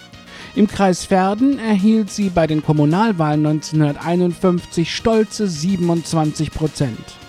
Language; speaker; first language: German; native; German